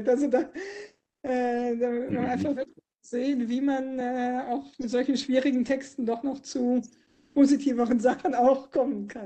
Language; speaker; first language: German; native; German